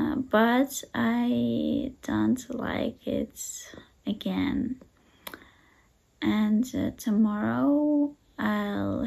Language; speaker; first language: English; non-native, learner; Russian